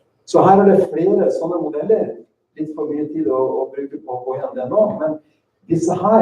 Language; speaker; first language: Norwegian; native; Norwegian